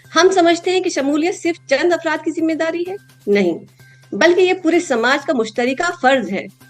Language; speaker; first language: Urdu; native; Urdu